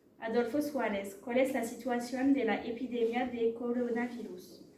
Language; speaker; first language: Spanish; non-native, learner; French